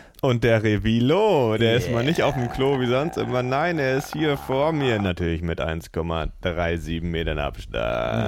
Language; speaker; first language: German; native; German